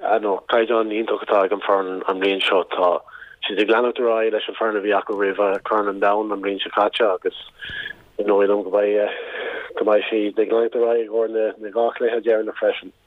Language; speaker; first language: Irish; non-native, local second language; English